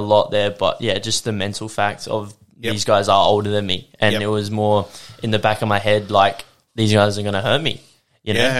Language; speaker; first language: English; native; English